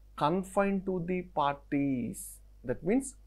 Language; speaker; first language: English; non-native, local second language; Telugu